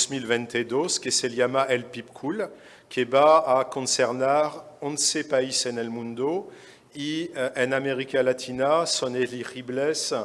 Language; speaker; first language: Spanish; non-native, fluent; French